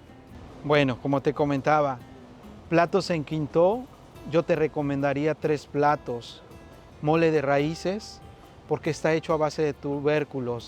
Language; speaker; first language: Spanish; native; Spanish